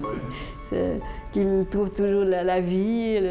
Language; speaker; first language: French; non-native, fluent; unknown